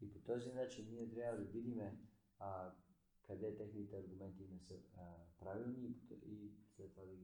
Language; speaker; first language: Bulgarian; native; Bulgarian